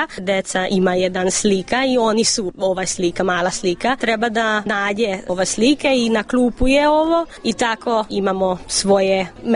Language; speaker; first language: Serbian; non-native, local second language; Hungarian